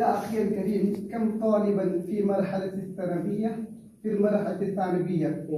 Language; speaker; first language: Arabic; non-native, learner; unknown